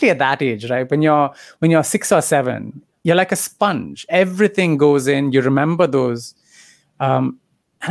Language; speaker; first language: English; non-native, local second language; Tamil